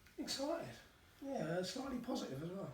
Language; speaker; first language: English; native; English